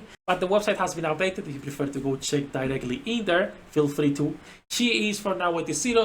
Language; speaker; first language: English; non-native, fluent; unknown